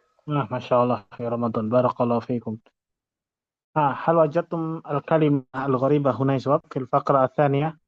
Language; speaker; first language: Arabic; non-native, fluent; Indonesian